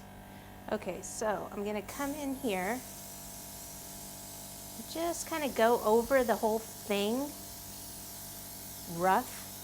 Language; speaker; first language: English; native; English